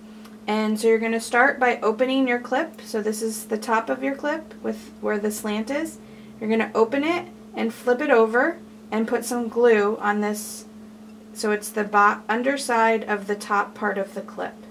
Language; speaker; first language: English; native; English